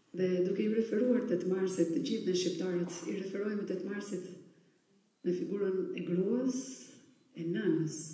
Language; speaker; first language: Albanian; early bilingual, heritage; Albanian